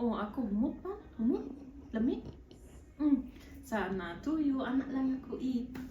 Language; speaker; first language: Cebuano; early bilingual, heritage; Cebuano